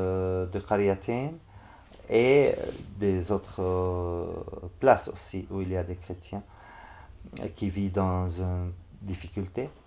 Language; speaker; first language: French; non-native, fluent; Arabic